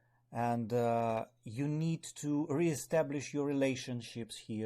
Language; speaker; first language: English; non-native, fluent; Russian